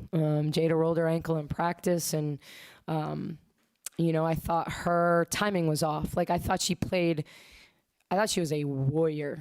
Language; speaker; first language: English; native; English